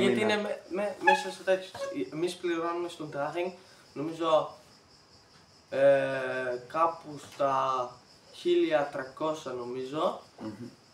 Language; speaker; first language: Greek; early bilingual, heritage; Greek